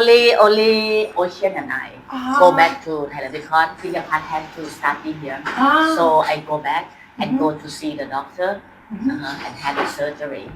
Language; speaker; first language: English; non-native, fluent; Thai